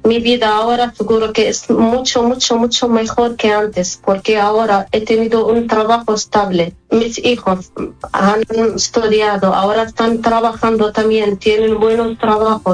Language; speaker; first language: Spanish; non-native, fluent; Arabic